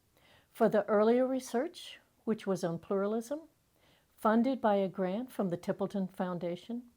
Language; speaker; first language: English; native; English